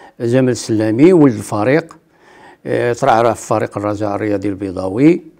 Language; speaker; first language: Arabic; native; Arabic